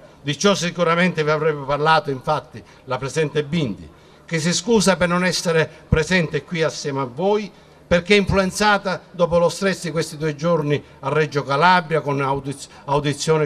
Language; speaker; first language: Italian; native; Italian